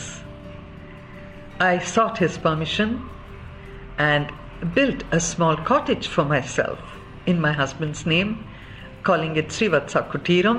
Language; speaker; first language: English; non-native, local second language; Kannada